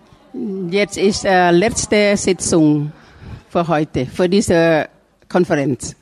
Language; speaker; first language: German; non-native, fluent; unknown